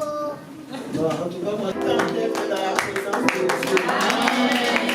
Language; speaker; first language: French; non-native, local second language; Lingala